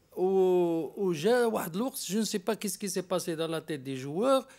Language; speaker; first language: French; non-native, local second language; Arabic